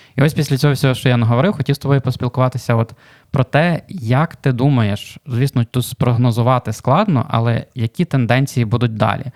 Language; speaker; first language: Ukrainian; native; Ukrainian